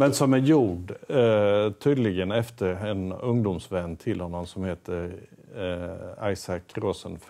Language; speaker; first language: Swedish; native; Swedish